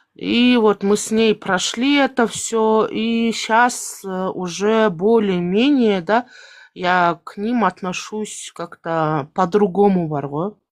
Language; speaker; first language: Russian; non-native, local second language; Kazakh